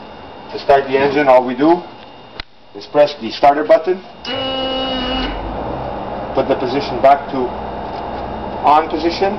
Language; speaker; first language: English; non-native, local second language; French